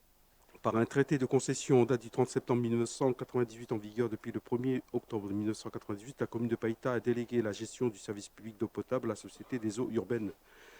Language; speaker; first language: French; native; French